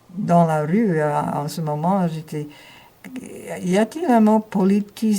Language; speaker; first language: French; non-native, fluent; English